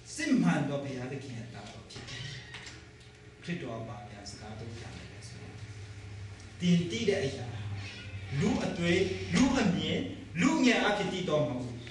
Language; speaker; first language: Burmese; non-native, local second language; Hakha Chin